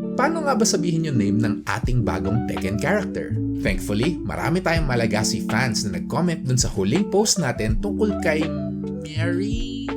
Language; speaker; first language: Filipino; native; Filipino